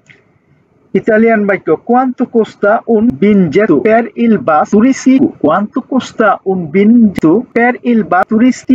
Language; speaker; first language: Italian; non-native, fluent; Bangla